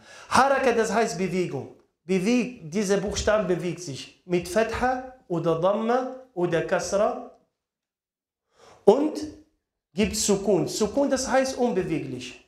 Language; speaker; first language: German; non-native, learner; Arabic